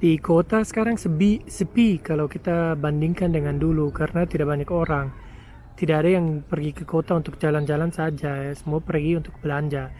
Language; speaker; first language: Indonesian; non-native, fluent; German